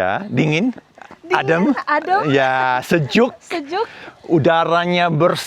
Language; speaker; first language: Indonesian; non-native, learner; English